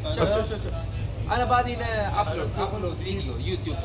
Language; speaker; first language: Arabic; non-native, learner; Punjabi